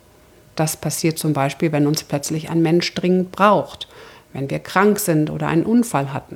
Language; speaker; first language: German; native; German